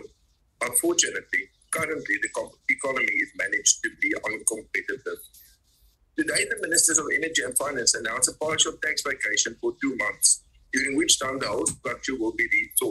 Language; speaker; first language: English; non-native, local second language; Afrikaans